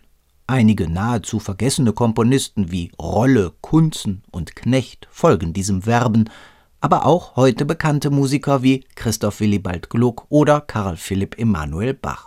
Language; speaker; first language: German; native; German